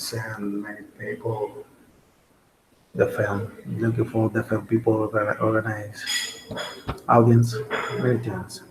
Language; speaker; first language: English; non-native, learner; Spanish